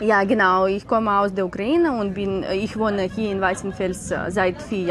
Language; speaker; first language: German; non-native, learner; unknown